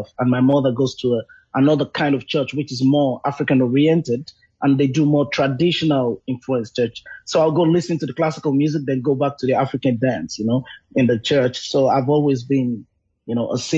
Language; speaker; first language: English; non-native, local second language; Yoruba